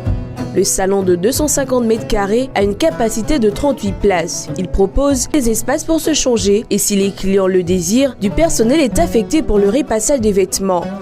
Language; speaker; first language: French; native; French